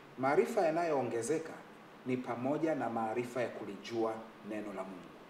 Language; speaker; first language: Swahili; native; Swahili